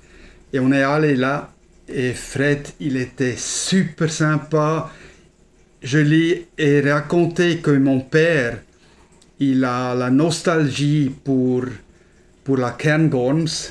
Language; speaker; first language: French; non-native, fluent; German